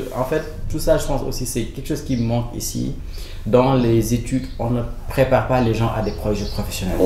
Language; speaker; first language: French; non-native, local second language; Wolof